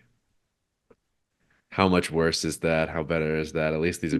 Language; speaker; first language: English; native; English